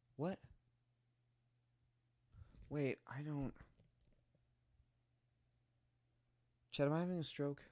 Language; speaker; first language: English; native; English